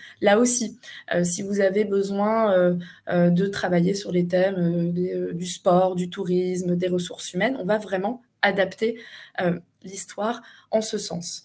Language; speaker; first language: French; native; French